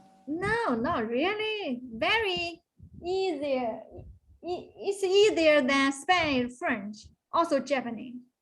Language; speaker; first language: English; non-native, fluent; Chinese